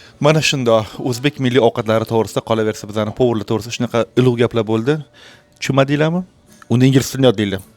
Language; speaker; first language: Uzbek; native; Uzbek